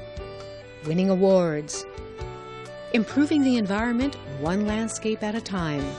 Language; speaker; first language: English; native; English